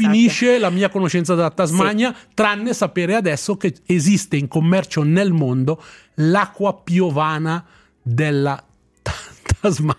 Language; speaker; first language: Italian; native; Italian